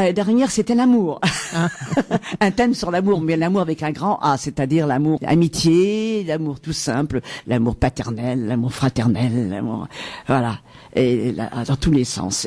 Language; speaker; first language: French; native; French